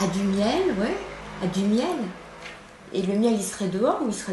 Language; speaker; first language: French; native; French